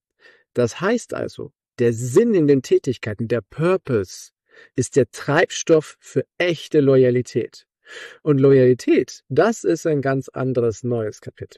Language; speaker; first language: German; native; German